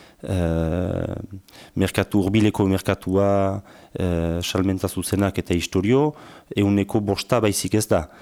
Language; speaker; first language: Basque; native; Basque